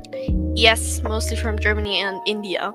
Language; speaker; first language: English; non-native, learner; German